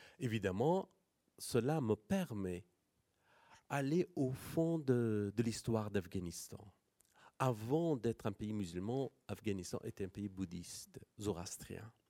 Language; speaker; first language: French; non-native, fluent; Persian